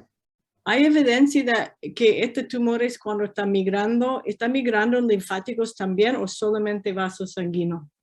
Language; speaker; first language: Spanish; non-native, fluent; English